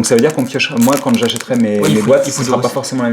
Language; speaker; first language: French; native; French